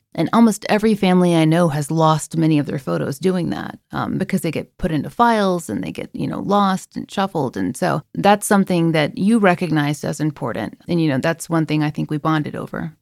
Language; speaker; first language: English; native; English